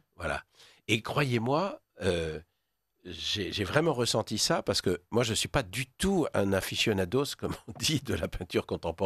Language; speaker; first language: French; native; French